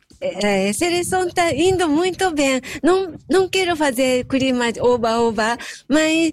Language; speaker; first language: Portuguese; non-native, fluent; Japanese